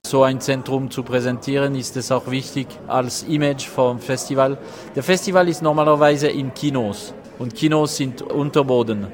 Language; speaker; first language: German; non-native, local second language; French